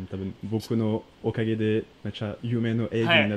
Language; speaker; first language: Japanese; non-native, fluent; French